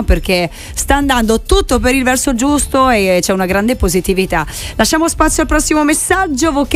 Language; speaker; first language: Italian; native; Italian